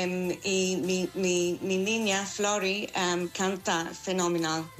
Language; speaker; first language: Spanish; non-native, fluent; English